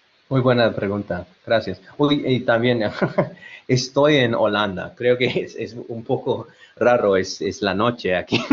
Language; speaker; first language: Spanish; non-native, learner; English